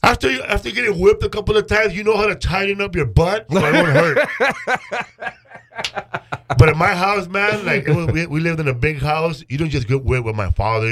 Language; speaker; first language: English; early bilingual, other home language; Spanish